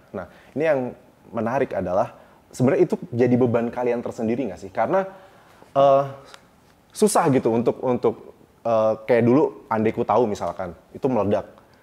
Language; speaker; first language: Indonesian; native; Indonesian